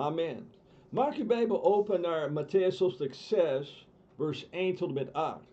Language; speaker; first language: Dutch; non-native, fluent; English